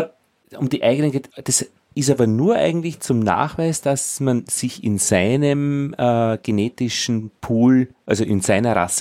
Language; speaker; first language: German; native; German